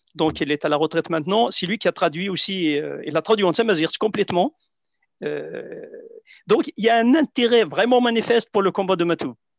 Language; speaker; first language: French; non-native, local second language; Central Atlas Tamazight